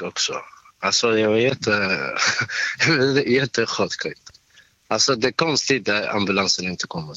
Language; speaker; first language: Swedish; non-native, fluent; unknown